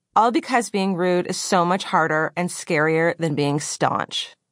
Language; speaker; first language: English; native; English